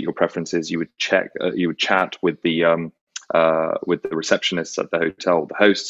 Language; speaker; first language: English; native; English